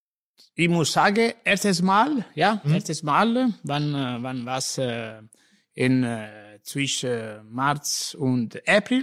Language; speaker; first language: German; non-native, learner; Italian